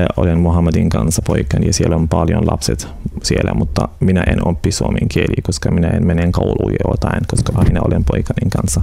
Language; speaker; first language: Finnish; non-native, learner; Arabic